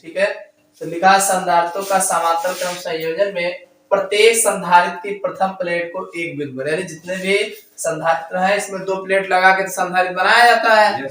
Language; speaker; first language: Hindi; native; Hindi